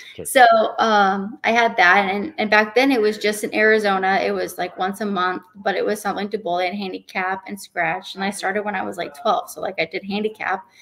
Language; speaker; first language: English; native; English